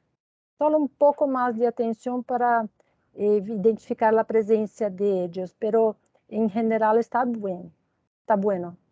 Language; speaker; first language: Spanish; non-native, fluent; Portuguese